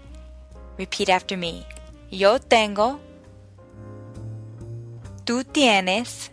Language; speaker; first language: Spanish; non-native, fluent; English